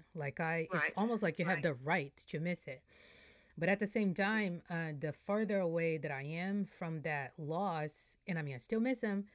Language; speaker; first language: English; non-native, fluent; Portuguese